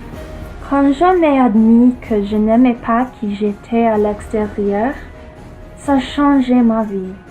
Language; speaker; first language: French; non-native, learner; English